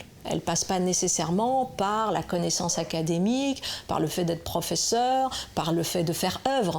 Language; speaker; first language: French; native; French